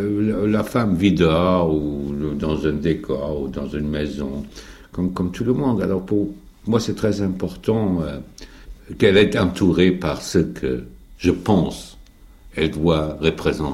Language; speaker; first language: French; non-native, fluent; German